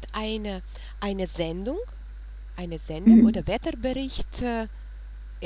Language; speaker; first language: German; non-native, fluent; Russian